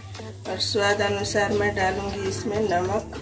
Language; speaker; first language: Hindi; native; Hindi